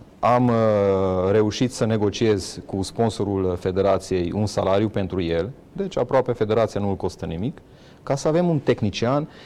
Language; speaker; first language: Romanian; non-native, local second language; Hungarian